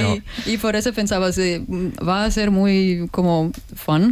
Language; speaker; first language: Spanish; non-native, learner; Russian